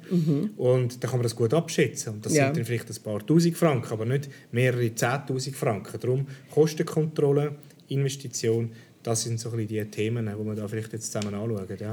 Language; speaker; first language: German; native; German